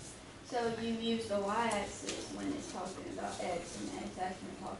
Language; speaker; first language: English; native; English